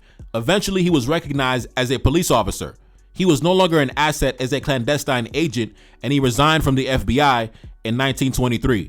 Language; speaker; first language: English; native; English